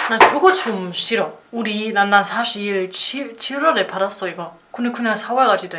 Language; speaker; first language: Korean; non-native, fluent; German